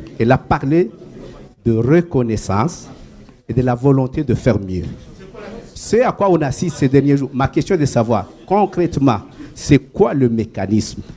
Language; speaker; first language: French; non-native, local second language; Kinyarwanda